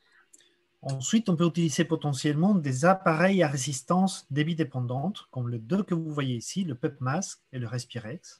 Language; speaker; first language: French; native; French